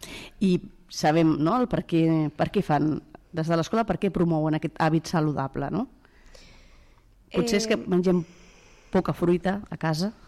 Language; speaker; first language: Catalan; native; Catalan